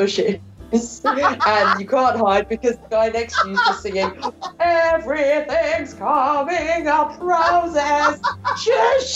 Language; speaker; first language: English; native; English